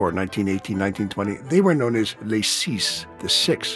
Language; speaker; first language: English; native; English